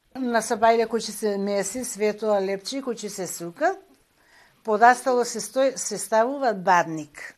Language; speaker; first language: Macedonian; early bilingual, heritage; Macedonian